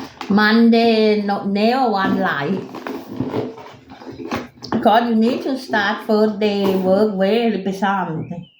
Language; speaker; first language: English; non-native, learner; Thai